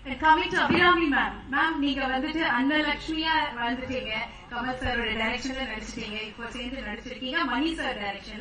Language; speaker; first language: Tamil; native; Tamil